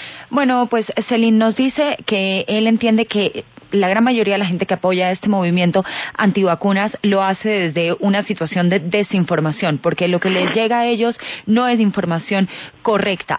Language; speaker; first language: Spanish; native; Spanish